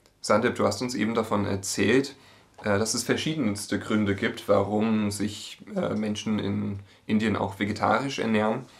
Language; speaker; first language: German; native; German